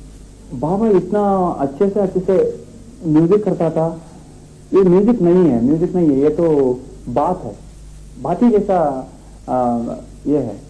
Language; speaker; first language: Hindi; non-native, local second language; Kannada